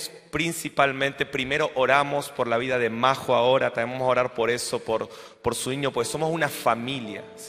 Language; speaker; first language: Spanish; native; Spanish